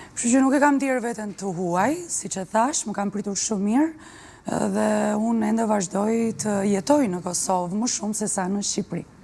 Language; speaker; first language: Albanian; early bilingual, heritage; Albanian